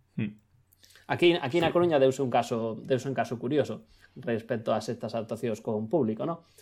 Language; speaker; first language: Galician; native; Galician